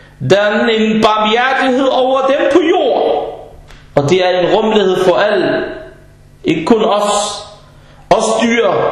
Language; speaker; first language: Danish; non-native, fluent; Arabic